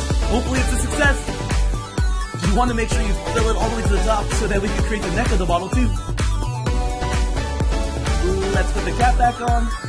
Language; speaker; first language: English; native; English